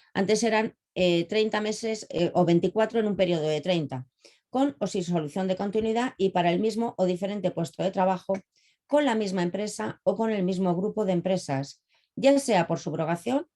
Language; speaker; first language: Spanish; native; Spanish